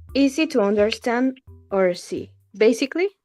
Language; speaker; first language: English; non-native, learner; Spanish